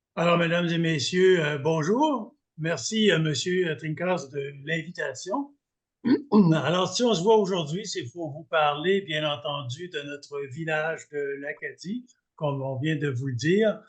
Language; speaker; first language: French; native; French